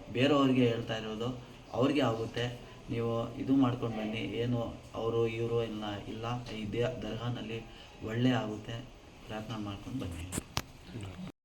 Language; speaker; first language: Kannada; non-native, local second language; Urdu